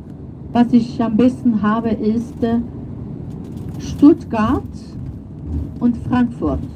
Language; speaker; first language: German; non-native, fluent; Portuguese